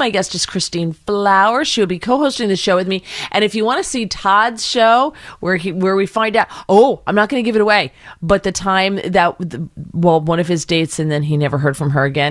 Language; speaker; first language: English; native; English